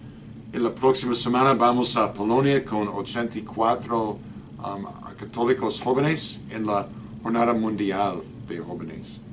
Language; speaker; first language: Spanish; non-native, fluent; English